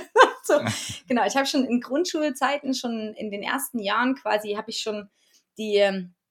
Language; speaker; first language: German; native; German